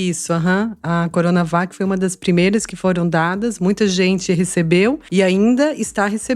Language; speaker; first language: Portuguese; native; Portuguese